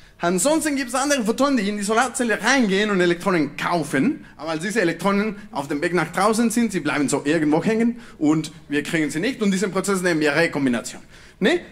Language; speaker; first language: German; non-native, fluent; Spanish